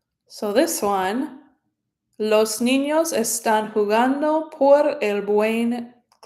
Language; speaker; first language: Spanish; non-native, fluent; English